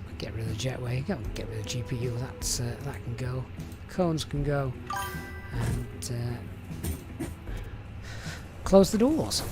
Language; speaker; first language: English; native; English